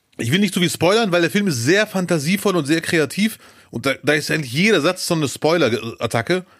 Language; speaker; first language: German; early bilingual, other home language; Arabic